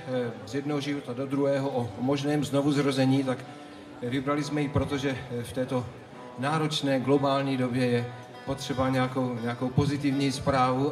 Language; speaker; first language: Czech; native; Czech